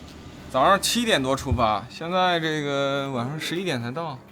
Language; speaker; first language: Chinese; native; Chinese